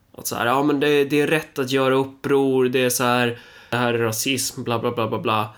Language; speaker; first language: Swedish; native; Swedish